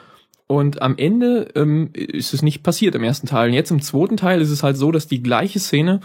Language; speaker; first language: German; native; German